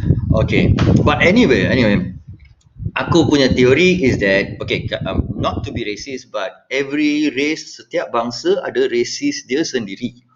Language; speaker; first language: English; non-native, local second language; Malay